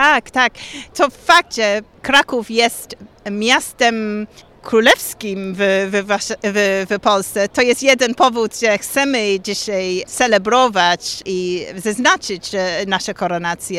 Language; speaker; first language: Polish; non-native, learner; English